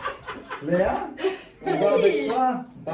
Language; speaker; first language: French; non-native, learner; Portuguese